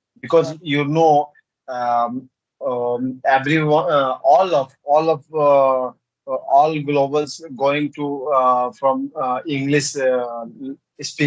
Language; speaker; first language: English; non-native, learner; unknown